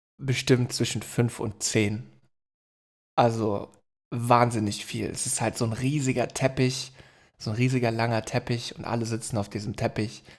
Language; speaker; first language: German; native; German